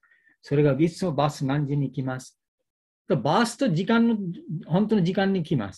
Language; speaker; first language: Japanese; non-native, learner; Bangla